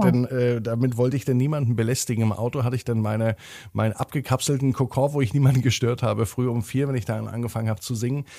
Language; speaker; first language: German; native; German